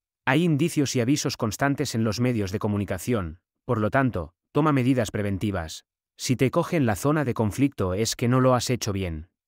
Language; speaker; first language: Spanish; native; Spanish